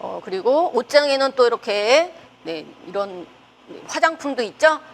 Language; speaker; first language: Korean; native; Korean